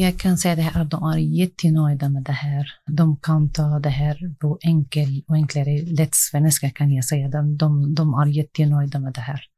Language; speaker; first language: Swedish; non-native, learner; Arabic